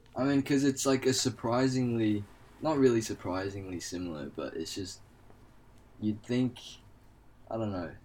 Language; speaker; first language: English; non-native, local second language; Cantonese